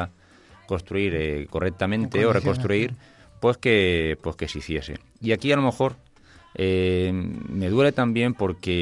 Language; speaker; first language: Spanish; native; Spanish